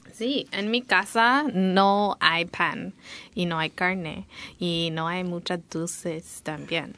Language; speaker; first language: Spanish; non-native, fluent; English